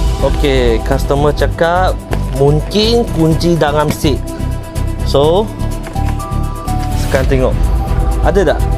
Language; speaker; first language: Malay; non-native, learner; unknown